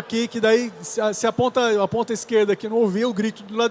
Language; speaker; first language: Portuguese; native; Portuguese